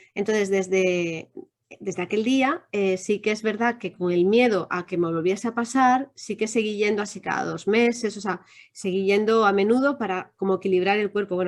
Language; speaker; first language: Spanish; native; Spanish